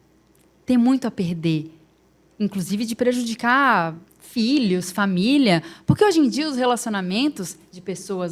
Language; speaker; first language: Portuguese; native; Portuguese